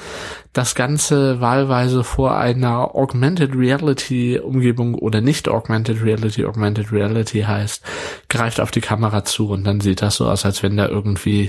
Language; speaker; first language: German; native; German